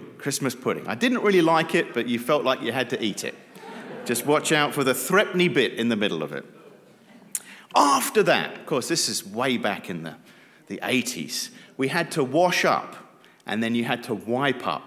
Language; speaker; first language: English; native; English